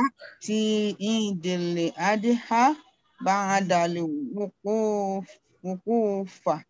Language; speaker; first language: Arabic; non-native, learner; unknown